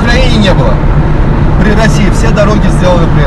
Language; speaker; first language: Russian; native; Russian